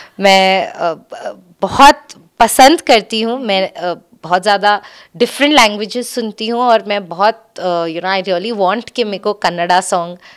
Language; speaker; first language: Hindi; native; Hindi